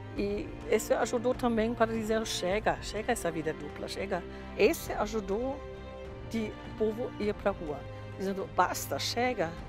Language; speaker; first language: Portuguese; non-native, fluent; German